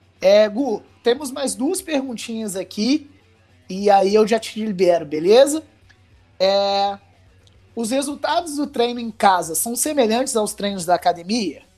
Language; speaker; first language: Portuguese; native; Portuguese